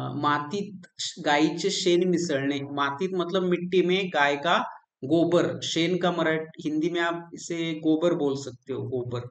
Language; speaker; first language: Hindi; non-native, local second language; Marathi